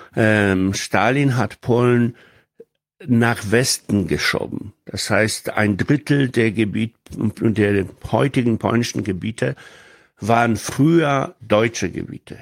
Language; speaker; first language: German; non-native, fluent; Polish